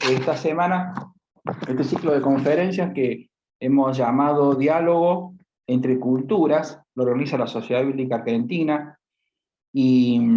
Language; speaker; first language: Spanish; native; Spanish